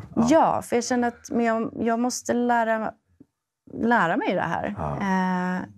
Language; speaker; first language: Swedish; native; Swedish